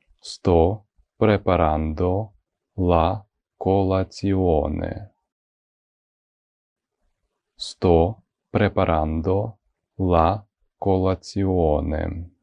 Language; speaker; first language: Italian; non-native, fluent; Ukrainian